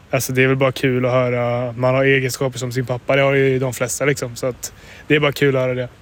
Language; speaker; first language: Swedish; native; Swedish